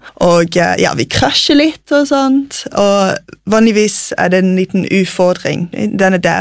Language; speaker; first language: Norwegian; non-native, fluent; English